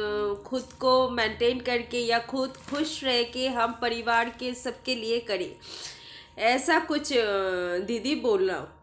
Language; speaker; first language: Hindi; non-native, local second language; Bangla